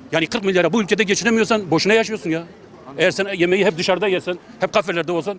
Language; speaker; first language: Turkish; native; Turkish